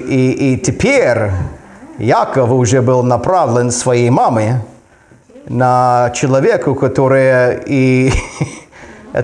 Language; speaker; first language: Russian; non-native, fluent; English